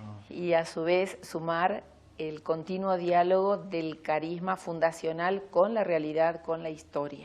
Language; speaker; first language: Spanish; native; Spanish